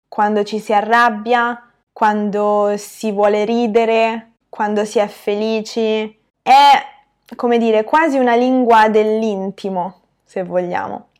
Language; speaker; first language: Italian; native; Italian